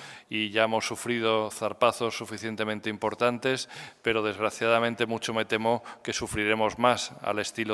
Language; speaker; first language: Spanish; native; Spanish